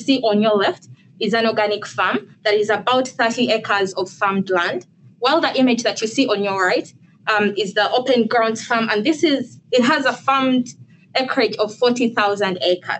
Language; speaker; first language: English; non-native, local second language; Ganda